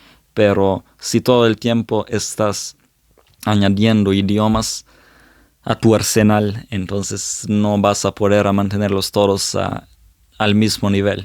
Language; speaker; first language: Spanish; non-native, fluent; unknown